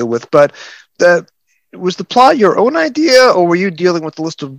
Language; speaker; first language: English; native; English